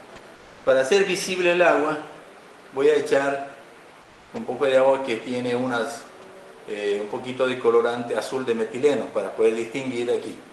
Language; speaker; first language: Spanish; native; Spanish